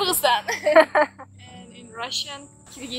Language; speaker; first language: English; non-native, learner; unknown